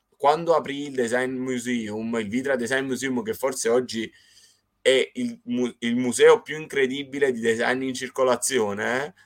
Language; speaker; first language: Italian; native; Italian